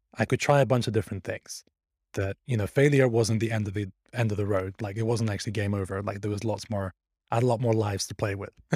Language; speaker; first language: English; early bilingual, other home language; Persian